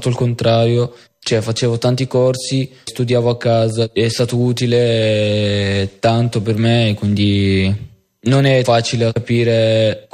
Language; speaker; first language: Italian; non-native, learner; Arabic